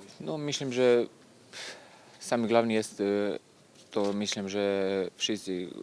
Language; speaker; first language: Polish; non-native, learner; Serbian